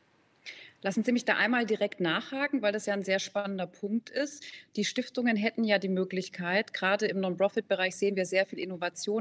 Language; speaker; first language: German; native; German